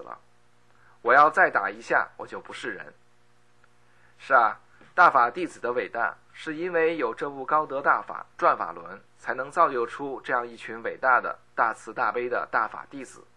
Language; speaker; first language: Chinese; native; Chinese